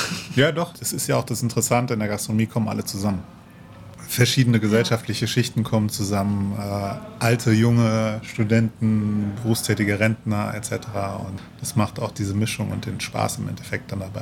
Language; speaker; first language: German; native; German